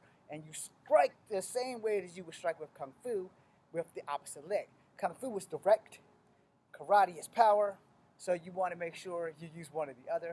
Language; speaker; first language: English; native; English